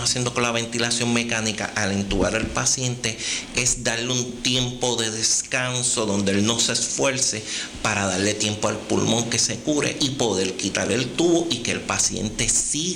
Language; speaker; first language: Spanish; native; Spanish